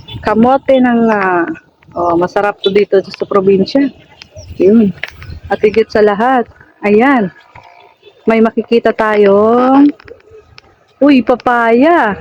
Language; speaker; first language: Filipino; non-native, local second language; Bikol